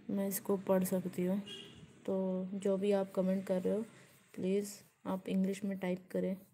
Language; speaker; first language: Hindi; native; Hindi